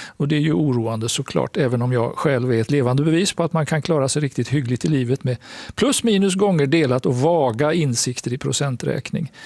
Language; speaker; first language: Swedish; native; Swedish